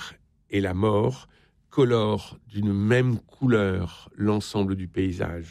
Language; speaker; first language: French; native; French